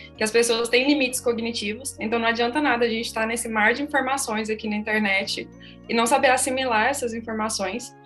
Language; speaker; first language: Portuguese; native; Portuguese